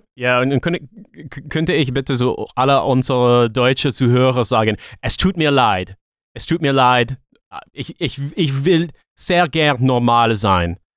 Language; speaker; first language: German; non-native, learner; English